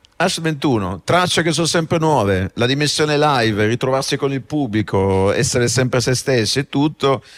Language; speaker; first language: Italian; native; Italian